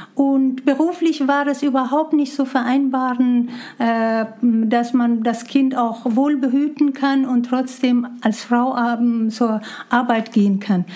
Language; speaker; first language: German; non-native, fluent; Persian